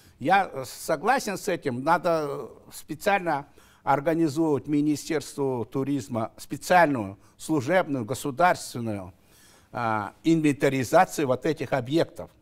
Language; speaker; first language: Russian; non-native, local second language; Kazakh